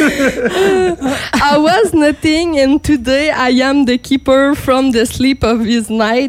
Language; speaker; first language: English; non-native, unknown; French